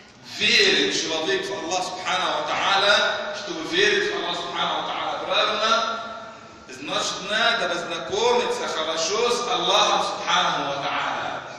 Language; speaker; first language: Russian; non-native, fluent; Arabic